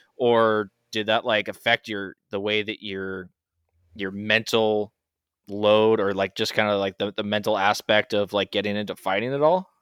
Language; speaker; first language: English; native; English